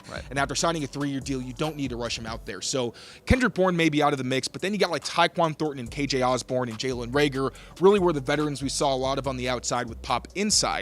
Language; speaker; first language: English; native; English